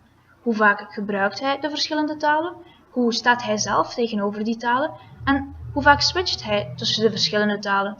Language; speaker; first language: Dutch; native; Dutch